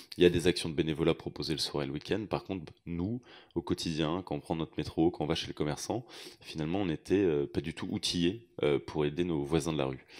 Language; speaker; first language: French; native; French